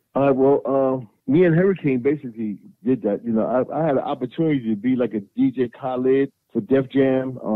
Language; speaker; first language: English; native; English